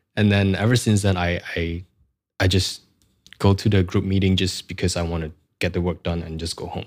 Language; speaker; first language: English; non-native, local second language; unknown